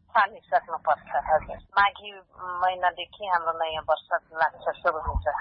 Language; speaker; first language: Nepali; non-native, local second language; Rana Tharu